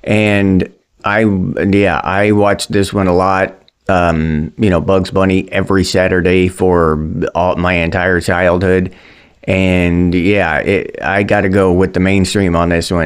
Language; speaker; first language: English; native; English